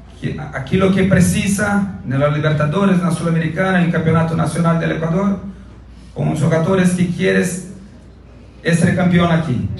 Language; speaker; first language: Spanish; non-native, learner; Portuguese